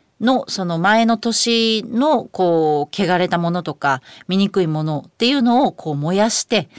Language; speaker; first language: Japanese; native; Japanese